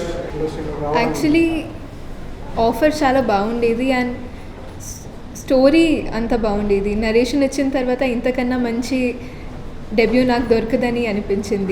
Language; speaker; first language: Telugu; non-native, local second language; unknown